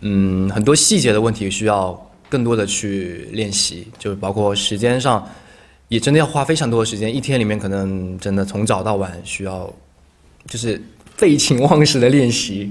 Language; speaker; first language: Chinese; native; Chinese